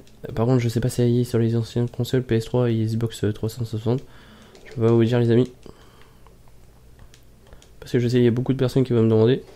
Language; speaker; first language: French; native; French